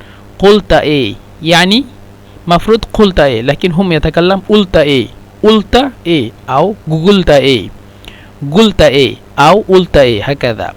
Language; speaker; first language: Arabic; non-native, fluent; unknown